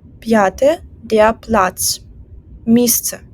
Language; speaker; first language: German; non-native, fluent; Ukrainian